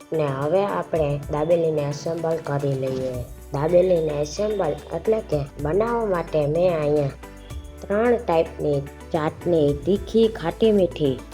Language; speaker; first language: Gujarati; native; Gujarati